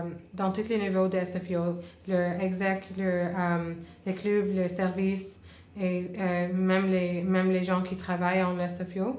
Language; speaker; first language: French; non-native, local second language; English